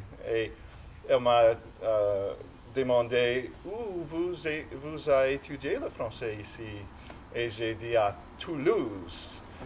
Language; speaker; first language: French; non-native, local second language; English